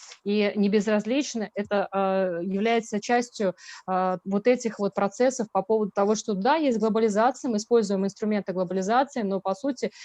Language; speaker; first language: Russian; native; Russian